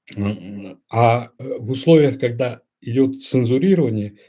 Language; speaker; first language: Russian; non-native, local second language; Kyrgyz